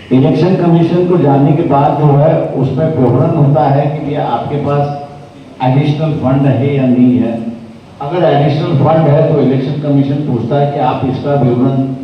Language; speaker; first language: Hindi; non-native, local second language; Marathi